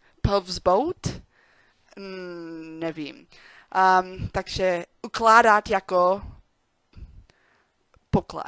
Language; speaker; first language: Czech; non-native, learner; English